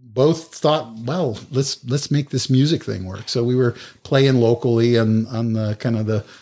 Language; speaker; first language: English; native; English